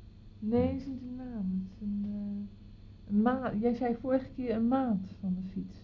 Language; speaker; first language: Dutch; native; Dutch